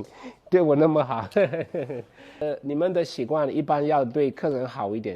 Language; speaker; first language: Chinese; non-native, fluent; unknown